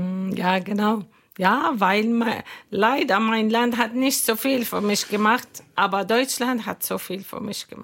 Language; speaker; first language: German; non-native, learner; Arabic